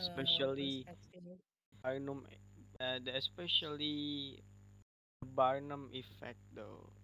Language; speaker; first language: English; non-native, learner; Indonesian